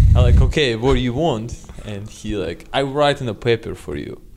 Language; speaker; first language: English; non-native, learner; Russian